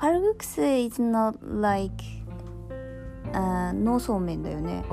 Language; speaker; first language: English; non-native, learner; Japanese